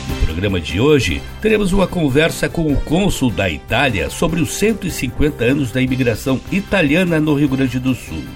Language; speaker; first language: Portuguese; native; Portuguese